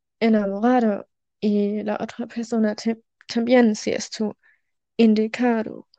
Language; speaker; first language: Spanish; non-native, learner; German